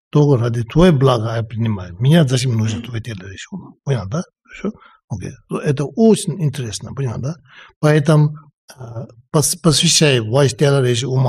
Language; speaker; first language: Russian; non-native, learner; Tibetan